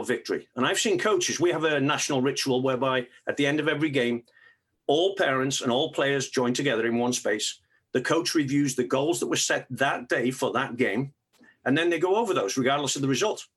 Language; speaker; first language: English; native; English